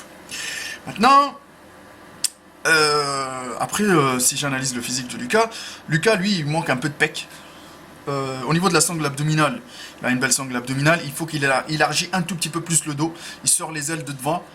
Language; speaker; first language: French; native; French